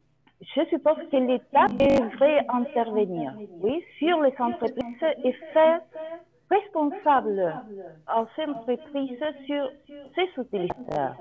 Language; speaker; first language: French; non-native, learner; Spanish